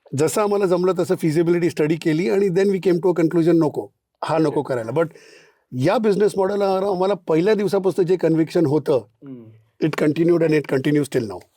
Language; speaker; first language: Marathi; native; Marathi